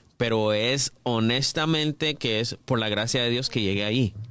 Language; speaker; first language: Spanish; early bilingual, heritage; English